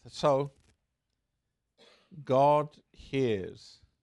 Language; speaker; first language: English; native; English